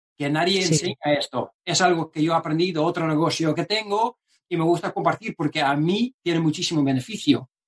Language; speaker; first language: Spanish; non-native, fluent; Dutch